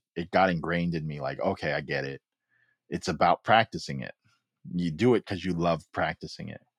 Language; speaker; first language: English; early bilingual, other home language; Filipino